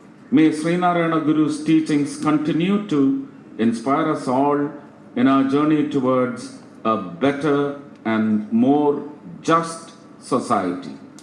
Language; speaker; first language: English; non-native, local second language; Malayalam